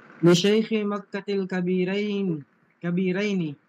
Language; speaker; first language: Arabic; non-native, learner; Filipino